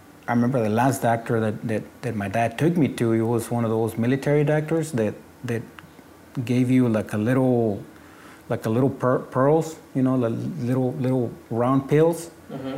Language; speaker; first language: English; non-native, fluent; Spanish